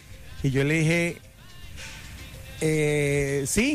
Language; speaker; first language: Spanish; native; Spanish